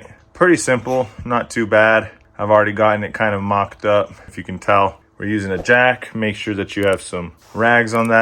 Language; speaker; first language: English; native; English